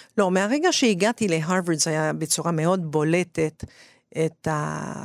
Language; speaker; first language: Hebrew; non-native, fluent; French